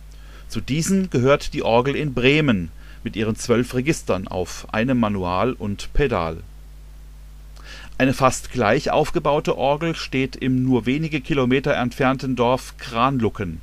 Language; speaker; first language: German; native; German